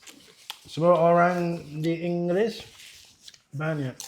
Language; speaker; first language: Indonesian; non-native, learner; English